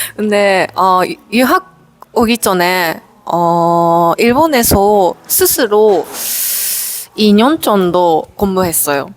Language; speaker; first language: Korean; non-native, learner; Japanese